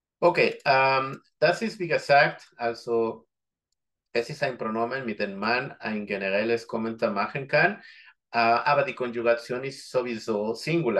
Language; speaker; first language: German; non-native, fluent; Spanish